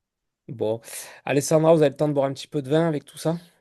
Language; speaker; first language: French; native; French